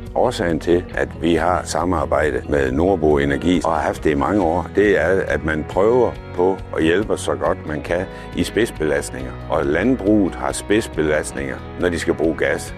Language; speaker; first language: Danish; native; Danish